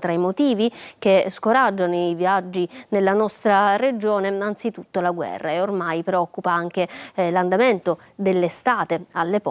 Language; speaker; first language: Italian; native; Italian